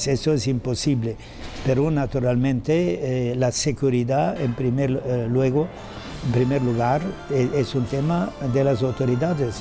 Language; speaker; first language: Spanish; non-native, fluent; German